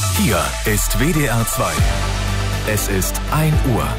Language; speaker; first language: German; native; German